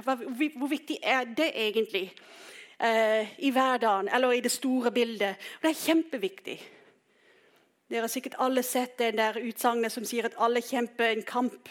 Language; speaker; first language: Norwegian; non-native, fluent; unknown